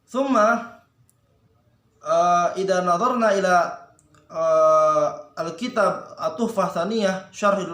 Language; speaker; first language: Arabic; non-native, learner; Indonesian